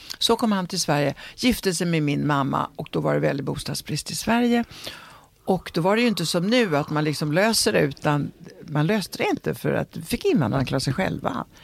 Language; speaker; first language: Swedish; early bilingual, other home language; Italian